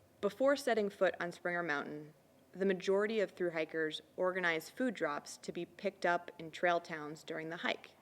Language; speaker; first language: English; native; English